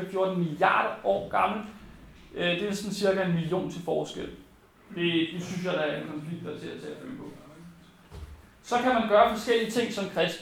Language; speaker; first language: Danish; native; Danish